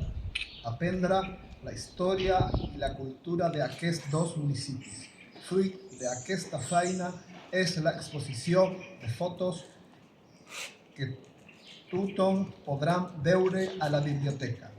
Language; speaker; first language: Catalan; non-native, learner; Spanish